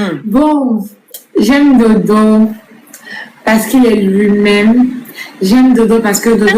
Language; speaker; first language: French; non-native, local second language; Haitian Creole